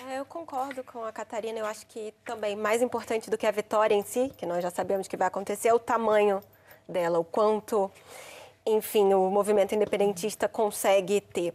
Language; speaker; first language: Portuguese; native; Portuguese